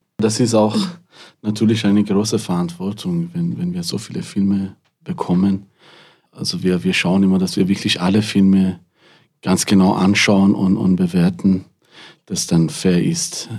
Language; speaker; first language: German; non-native, fluent; Persian